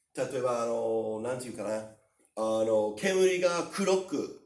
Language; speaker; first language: Japanese; non-native, fluent; English